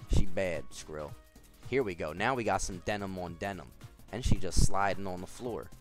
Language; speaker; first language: English; native; English